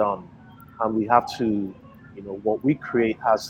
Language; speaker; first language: English; non-native, local second language; Igbo